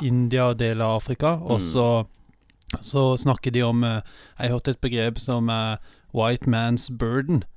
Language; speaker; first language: Norwegian; native; Norwegian